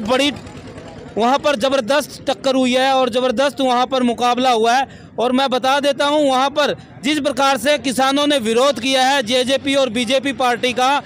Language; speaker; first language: Hindi; native; Hindi